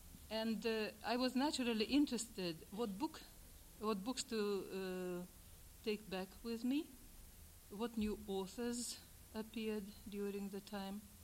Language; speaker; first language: English; non-native, fluent; Russian